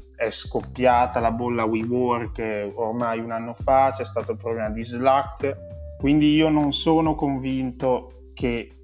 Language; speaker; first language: Italian; native; Italian